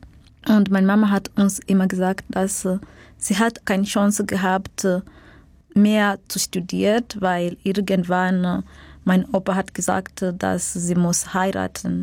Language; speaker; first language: German; non-native, fluent; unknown